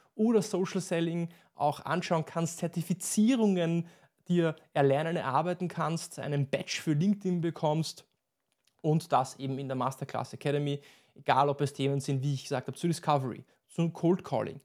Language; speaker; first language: German; native; German